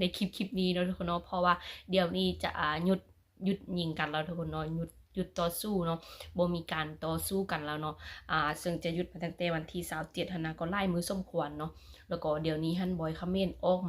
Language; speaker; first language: Thai; non-native, local second language; Lao